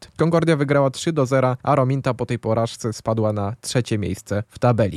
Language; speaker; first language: Polish; native; Polish